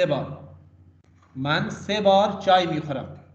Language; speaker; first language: Persian; non-native, fluent; Urdu